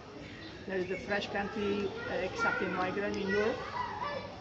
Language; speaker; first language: English; non-native, fluent; Persian